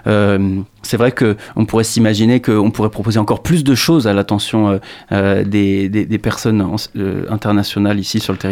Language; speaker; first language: French; native; French